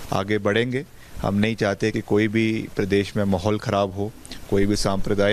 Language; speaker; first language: Hindi; native; Hindi